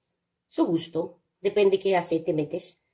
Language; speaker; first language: Spanish; non-native, learner; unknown